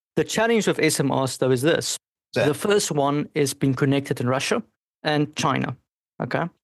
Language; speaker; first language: English; non-native, local second language; Afrikaans